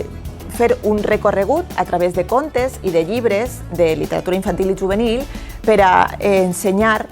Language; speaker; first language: Catalan; native; Catalan